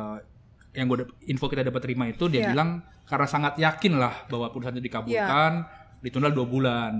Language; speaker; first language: Indonesian; native; Indonesian